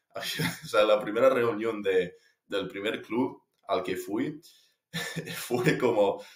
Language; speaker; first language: Spanish; non-native, fluent; English